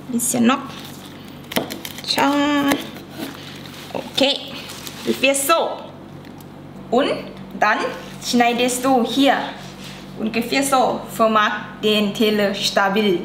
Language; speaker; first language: German; non-native, learner; Thai